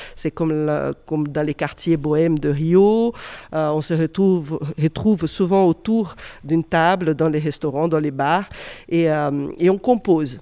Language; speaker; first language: French; non-native, fluent; Portuguese